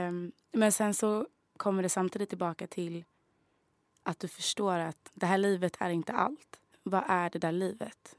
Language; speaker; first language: Swedish; native; Swedish